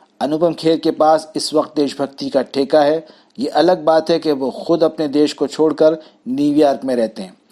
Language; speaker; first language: Urdu; native; Urdu